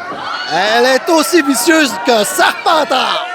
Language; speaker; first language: French; native; French